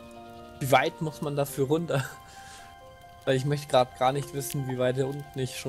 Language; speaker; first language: German; native; German